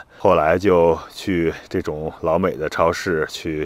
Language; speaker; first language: Chinese; native; Chinese